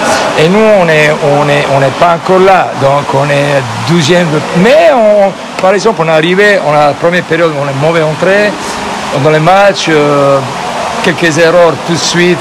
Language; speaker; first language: French; non-native, fluent; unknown